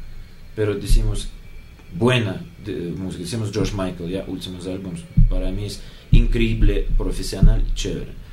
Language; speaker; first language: Spanish; non-native, learner; Russian